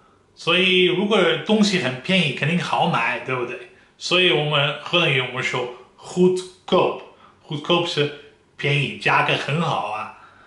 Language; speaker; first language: Chinese; non-native, fluent; Dutch